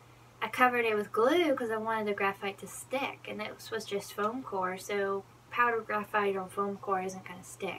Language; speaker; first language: English; native; English